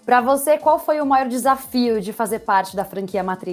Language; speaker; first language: Portuguese; native; Portuguese